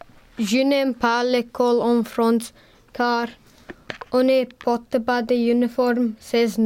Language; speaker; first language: French; non-native, learner; English